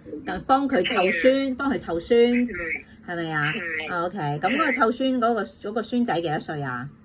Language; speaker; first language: Cantonese; native; Cantonese